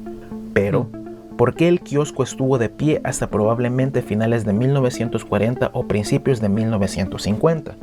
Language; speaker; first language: Spanish; native; Spanish